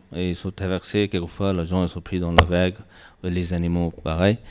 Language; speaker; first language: French; non-native, learner; Tibetan